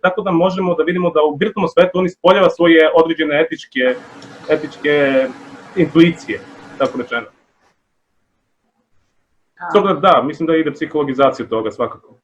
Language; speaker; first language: Bosnian; native; Bosnian